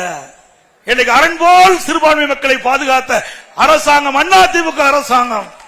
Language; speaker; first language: Tamil; native; Tamil